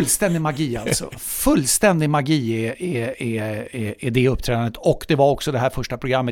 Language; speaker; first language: Swedish; native; Swedish